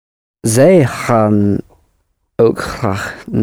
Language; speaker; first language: Dutch; non-native, learner; English